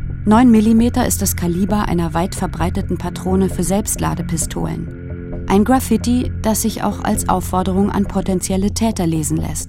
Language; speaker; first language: German; native; German